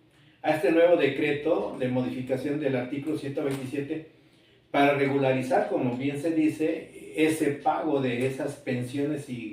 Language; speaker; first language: Spanish; native; Spanish